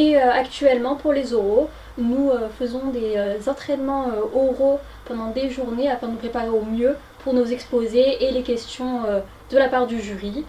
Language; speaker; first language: French; native; French